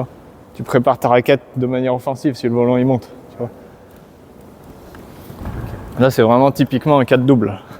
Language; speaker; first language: French; native; French